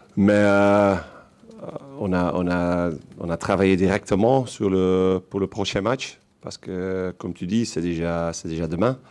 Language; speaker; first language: French; non-native, local second language; Dutch